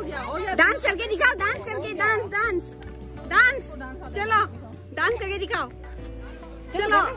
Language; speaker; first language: Hindi; non-native, local second language; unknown